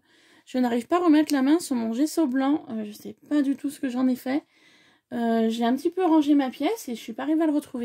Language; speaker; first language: French; native; French